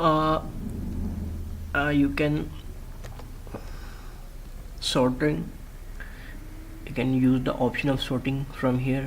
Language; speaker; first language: English; non-native, local second language; Urdu